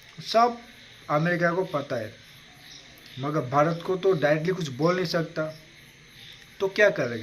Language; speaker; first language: Hindi; non-native, local second language; Odia